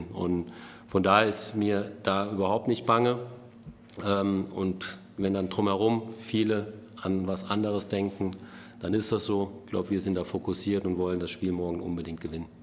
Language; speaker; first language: German; native; German